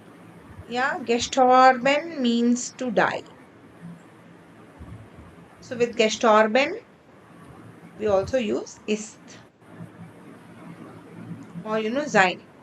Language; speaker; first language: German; non-native, fluent; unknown